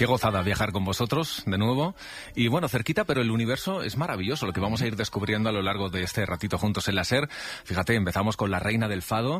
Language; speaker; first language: Spanish; native; Spanish